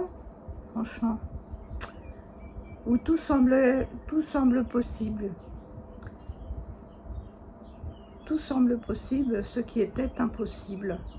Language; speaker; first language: French; native; French